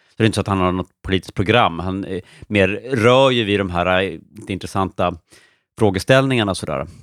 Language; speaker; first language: Swedish; native; Swedish